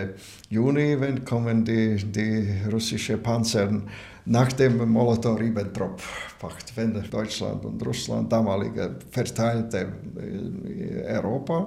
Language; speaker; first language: German; non-native, learner; Latvian